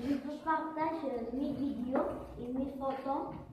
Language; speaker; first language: French; non-native, learner; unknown